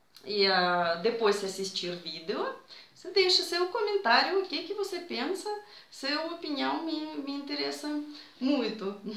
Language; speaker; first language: Portuguese; non-native, fluent; Russian